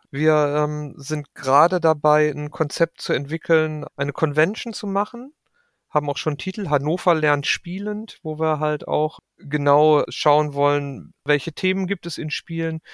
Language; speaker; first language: German; native; German